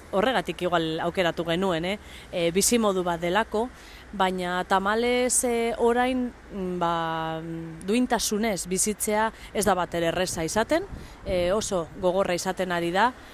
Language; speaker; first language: Basque; non-native, local second language; Spanish